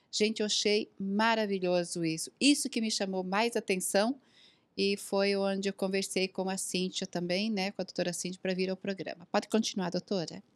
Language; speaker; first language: Portuguese; native; Portuguese